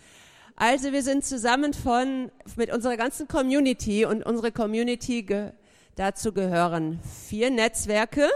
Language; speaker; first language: German; native; German